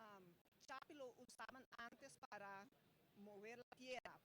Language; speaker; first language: Spanish; non-native, fluent; Papiamento